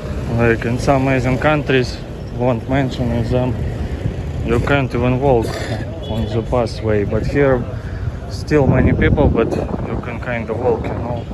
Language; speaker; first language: English; non-native, fluent; Russian